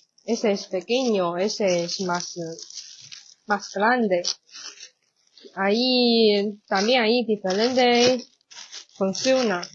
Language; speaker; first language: Spanish; non-native, learner; Chinese